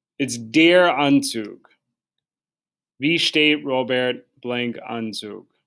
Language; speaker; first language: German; non-native, learner; English